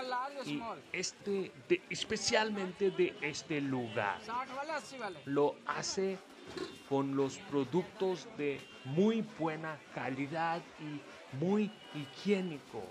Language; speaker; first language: Spanish; non-native, fluent; Hindi